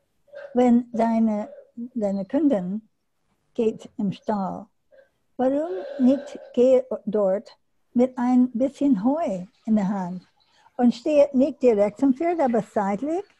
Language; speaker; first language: German; non-native, learner; English